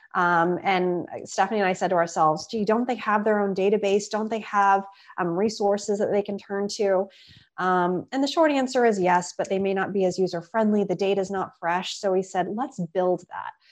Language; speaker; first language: English; native; English